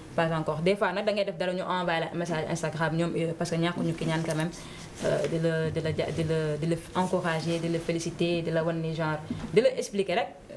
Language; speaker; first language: Wolof; native; Wolof